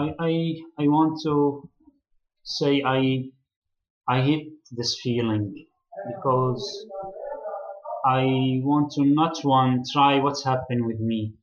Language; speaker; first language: English; non-native, learner; Arabic